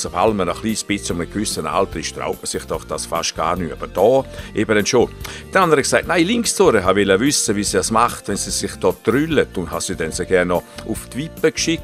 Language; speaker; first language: German; native; German